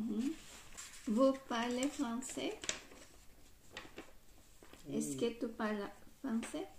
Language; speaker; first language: French; non-native, learner; Filipino